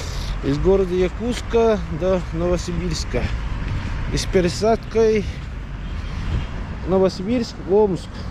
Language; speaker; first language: Russian; non-native, local second language; Yakut